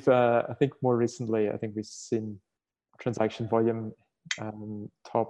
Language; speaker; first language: English; native; English